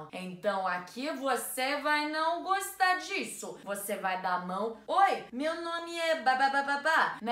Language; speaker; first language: Portuguese; non-native, learner; English